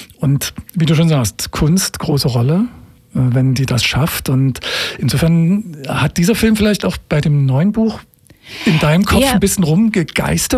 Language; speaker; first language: German; native; German